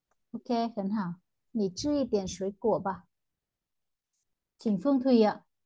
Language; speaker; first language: Chinese; non-native, fluent; Vietnamese